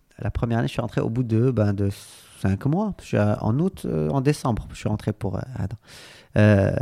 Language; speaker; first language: French; non-native, local second language; Arabic